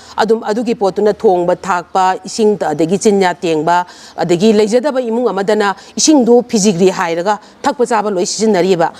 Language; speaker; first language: Manipuri; native; Manipuri